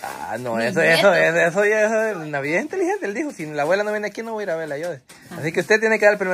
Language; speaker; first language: Spanish; native; Spanish